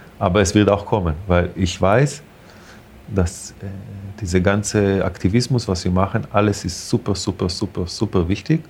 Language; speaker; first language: German; non-native, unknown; Hebrew